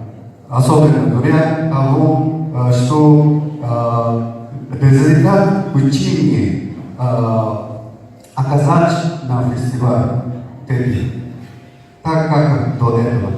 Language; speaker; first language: Russian; non-native, learner; Japanese